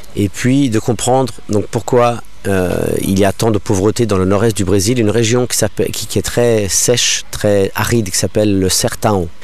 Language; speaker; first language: French; non-native, local second language; English